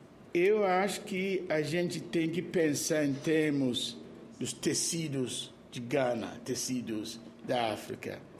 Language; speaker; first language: Portuguese; non-native, fluent; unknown